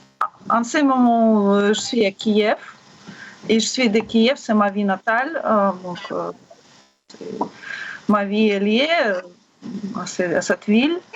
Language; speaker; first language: French; non-native, learner; Russian